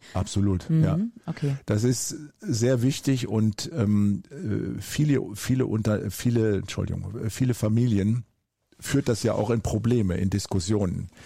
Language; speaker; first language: German; native; German